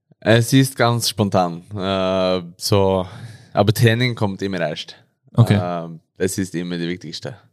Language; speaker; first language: German; non-native, learner; Norwegian